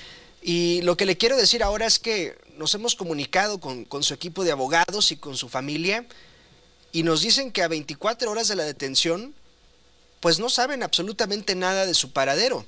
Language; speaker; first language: Spanish; native; Spanish